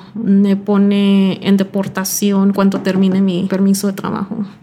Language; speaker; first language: Spanish; early bilingual, heritage; Spanish